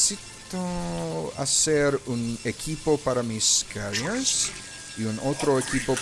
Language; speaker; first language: Spanish; non-native, learner; English